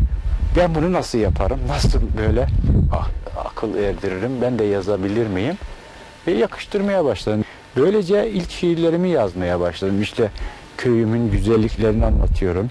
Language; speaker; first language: Turkish; native; Turkish